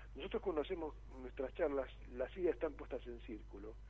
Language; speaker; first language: Spanish; native; Spanish